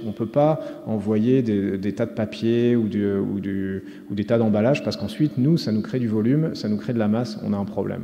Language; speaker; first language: French; native; French